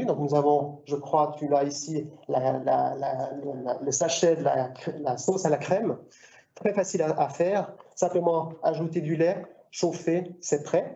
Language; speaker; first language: French; native; French